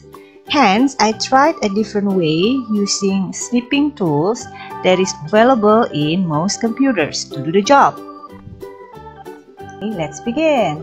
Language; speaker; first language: English; non-native, fluent; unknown